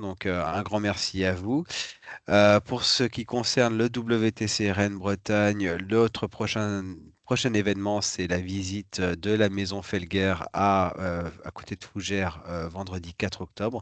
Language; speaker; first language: French; native; French